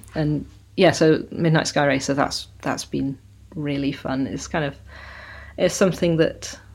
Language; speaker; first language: English; native; English